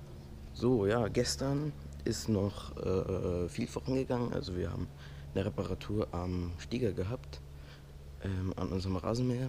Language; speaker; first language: German; native; German